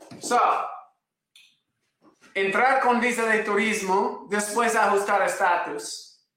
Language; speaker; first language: Spanish; non-native, fluent; English